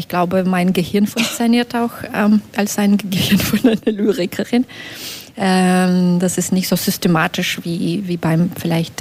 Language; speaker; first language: German; non-native, fluent; Belarusian